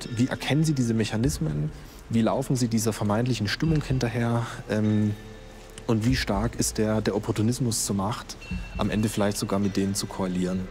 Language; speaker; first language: German; native; German